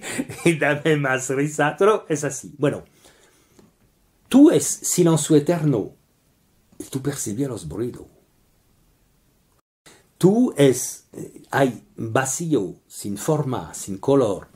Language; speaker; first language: Spanish; non-native, learner; French